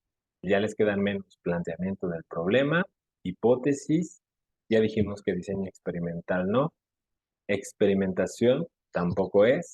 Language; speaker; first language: Spanish; native; Spanish